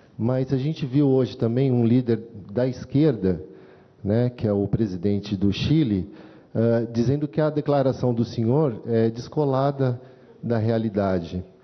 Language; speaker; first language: Portuguese; native; Portuguese